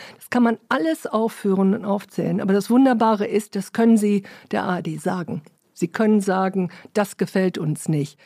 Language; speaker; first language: German; early bilingual, other home language; English